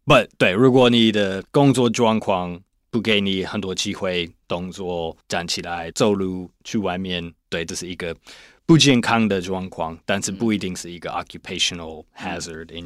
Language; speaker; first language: Chinese; non-native, learner; English